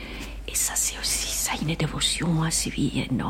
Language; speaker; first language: French; non-native, fluent; Spanish